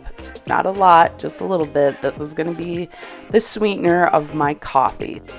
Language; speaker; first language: English; native; English